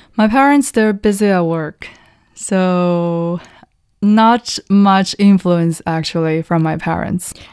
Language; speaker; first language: English; non-native, fluent; Chinese